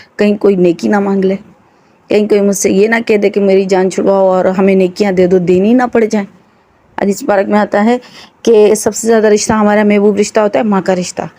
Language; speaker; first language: Urdu; non-native, local second language; Sindhi